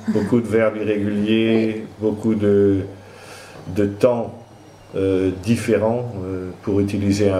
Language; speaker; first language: French; non-native, fluent; Dutch